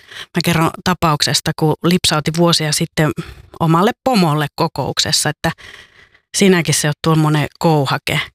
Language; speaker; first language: Finnish; native; Finnish